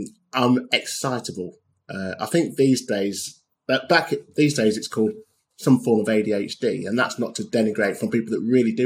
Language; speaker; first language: English; native; English